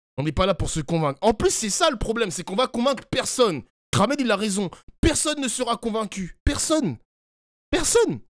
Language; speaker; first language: French; native; French